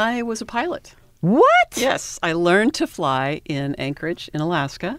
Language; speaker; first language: English; native; English